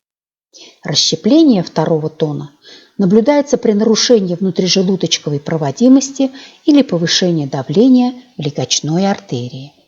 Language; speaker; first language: Russian; native; Russian